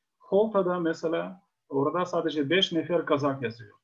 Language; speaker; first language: Turkish; non-native, fluent; Ukrainian